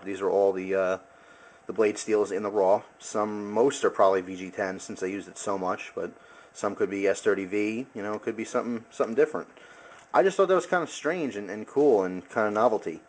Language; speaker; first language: English; native; English